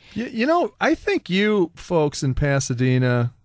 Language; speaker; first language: English; native; English